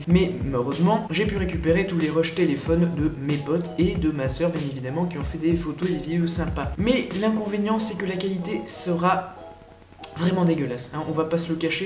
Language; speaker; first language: French; native; French